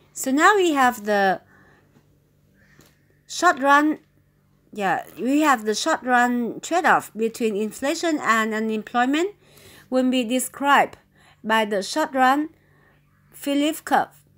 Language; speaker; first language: English; non-native, fluent; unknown